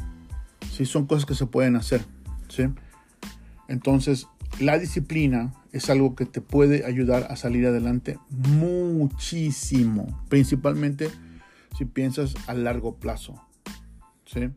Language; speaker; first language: Spanish; native; Spanish